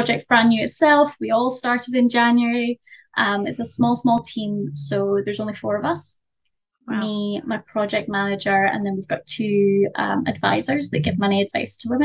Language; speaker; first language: English; native; English